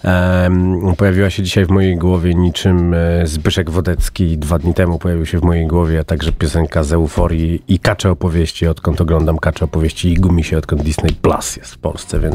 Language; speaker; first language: Polish; native; Polish